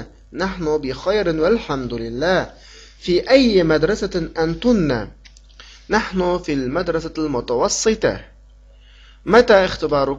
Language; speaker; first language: Arabic; non-native, fluent; Uyghur